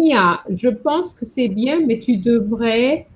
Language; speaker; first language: French; non-native, fluent; English